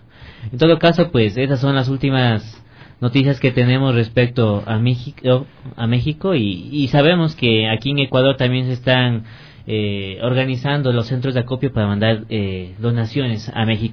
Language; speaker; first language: Spanish; native; Spanish